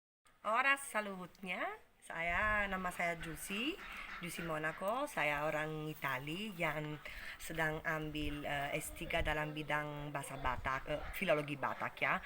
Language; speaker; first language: Indonesian; non-native, fluent; Italian